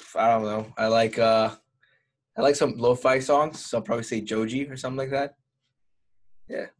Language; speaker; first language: English; early bilingual, other home language; Spanish